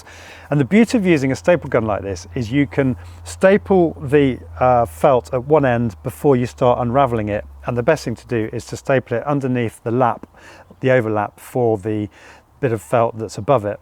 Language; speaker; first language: English; native; English